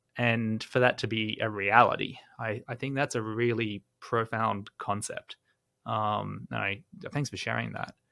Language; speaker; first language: English; native; English